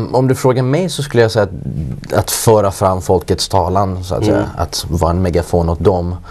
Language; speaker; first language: Swedish; early bilingual, other home language; Persian